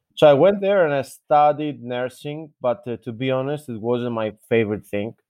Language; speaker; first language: English; non-native, fluent; Greek